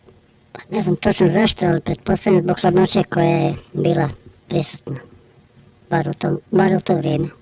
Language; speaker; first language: Croatian; native; Croatian